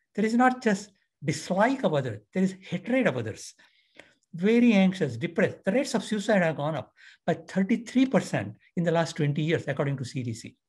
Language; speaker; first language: English; non-native, local second language; Marathi